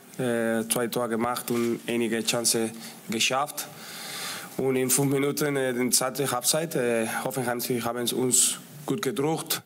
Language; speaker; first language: German; non-native, learner; Spanish